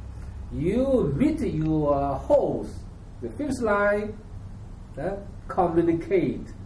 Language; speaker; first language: English; non-native, learner; Chinese